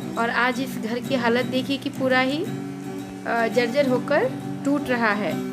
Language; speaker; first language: Hindi; non-native, local second language; Bangla